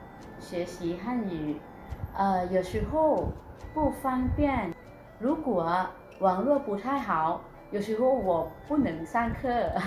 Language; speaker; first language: Chinese; non-native, learner; Lao